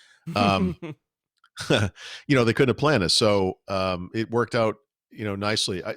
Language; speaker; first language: English; native; English